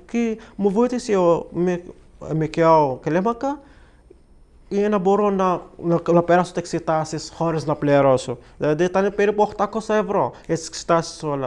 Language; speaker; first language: Greek; non-native, learner; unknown